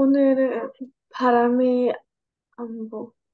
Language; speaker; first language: Korean; non-native, learner; Burmese